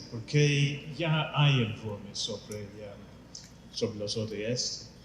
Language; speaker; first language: Spanish; non-native, fluent; English